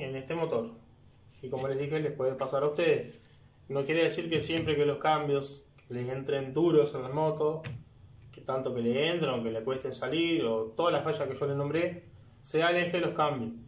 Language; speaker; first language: Spanish; native; Spanish